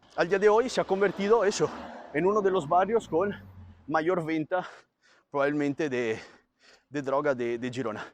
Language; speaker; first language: Spanish; non-native, fluent; Italian